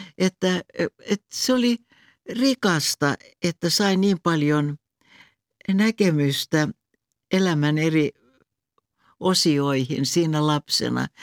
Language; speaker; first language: Finnish; non-native, local second language; Swedish